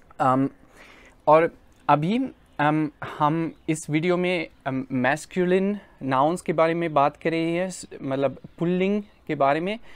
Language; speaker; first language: Hindi; non-native, fluent; German